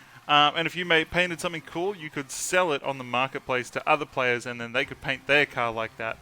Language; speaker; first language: English; native; English